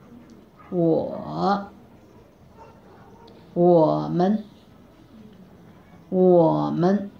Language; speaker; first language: Chinese; non-native, fluent; Bangla